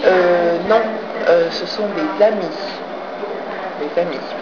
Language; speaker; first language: French; non-native, fluent; English